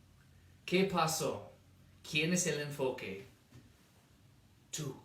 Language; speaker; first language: Spanish; non-native, fluent; English